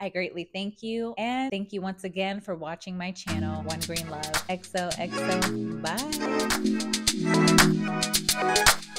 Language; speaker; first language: English; early bilingual, other home language; Spanish